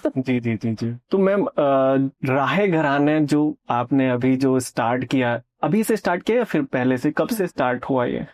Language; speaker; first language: Hindi; native; Hindi